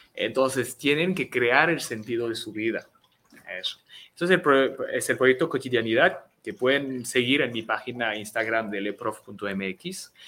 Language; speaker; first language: Spanish; non-native, fluent; French